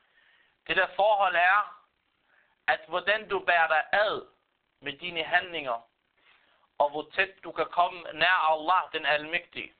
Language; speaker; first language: Danish; non-native, fluent; Arabic